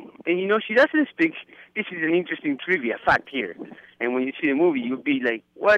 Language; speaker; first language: English; non-native, fluent; Spanish